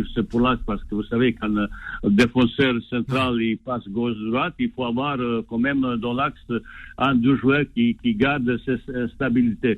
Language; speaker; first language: French; non-native, fluent; Bosnian